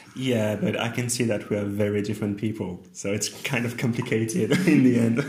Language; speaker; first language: English; non-native, fluent; French